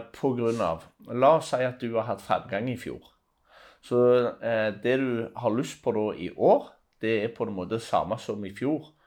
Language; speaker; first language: Norwegian; native; Norwegian